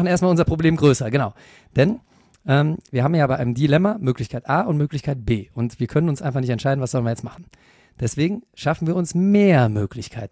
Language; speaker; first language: German; native; German